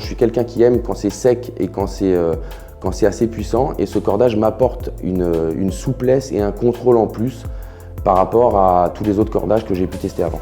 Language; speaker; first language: French; native; French